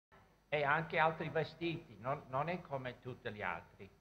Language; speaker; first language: Italian; non-native, fluent; English